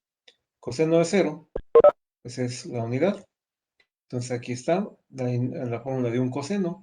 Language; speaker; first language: Spanish; native; Spanish